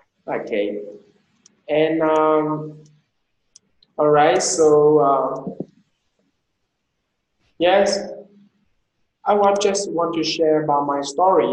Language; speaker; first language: English; non-native, fluent; Vietnamese